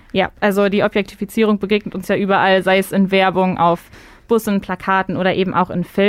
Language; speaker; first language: German; native; German